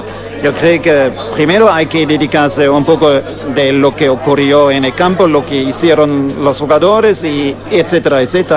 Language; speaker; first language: Spanish; non-native, fluent; German